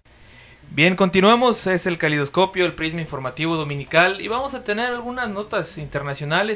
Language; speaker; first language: Spanish; native; Spanish